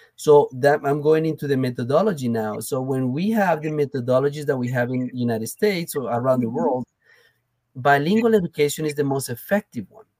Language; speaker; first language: English; non-native, fluent; Spanish